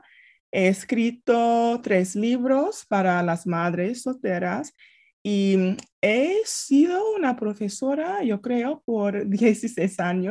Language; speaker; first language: Spanish; non-native, fluent; English